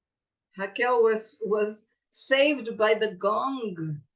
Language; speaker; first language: English; non-native, fluent; Portuguese